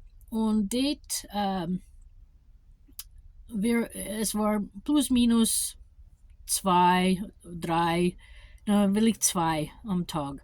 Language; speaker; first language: German; non-native, learner; English